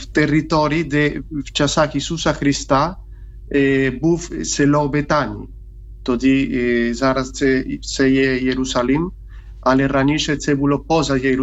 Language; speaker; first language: Ukrainian; non-native, fluent; Spanish